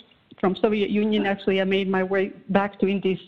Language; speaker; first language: English; non-native, fluent; Latvian